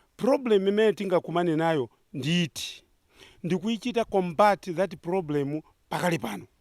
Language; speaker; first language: Nyanja; non-native, local second language; Tumbuka